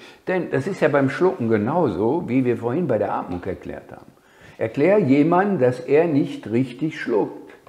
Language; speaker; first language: German; native; German